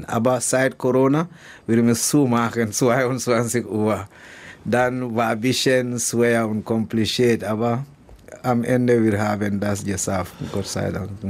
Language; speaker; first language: German; non-native, learner; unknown